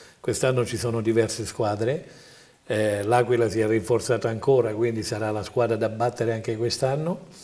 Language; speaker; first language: Italian; native; Italian